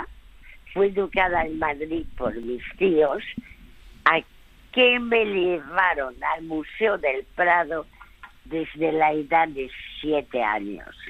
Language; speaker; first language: Spanish; early bilingual, other home language; French